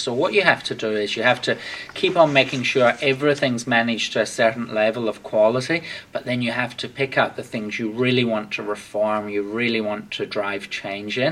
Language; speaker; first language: English; native; English